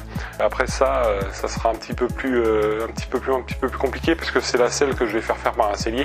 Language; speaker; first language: French; native; French